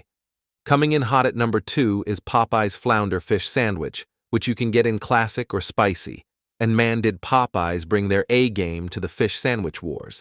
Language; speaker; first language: English; native; English